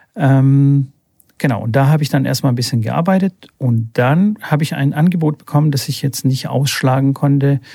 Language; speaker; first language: German; early bilingual, other home language; Bulgarian